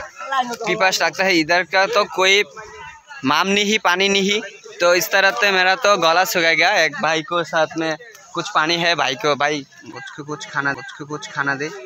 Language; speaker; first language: Hindi; non-native, learner; Bangla